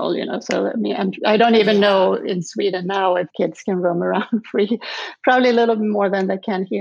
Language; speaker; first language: English; non-native, fluent; Swedish